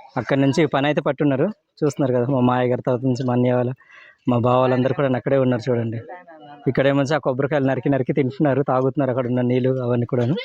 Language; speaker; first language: Telugu; non-native, local second language; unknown